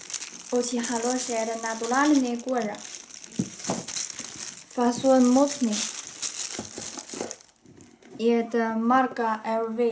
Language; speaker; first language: Russian; non-native, learner; Chinese